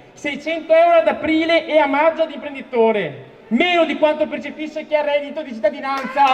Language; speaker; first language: Italian; native; Italian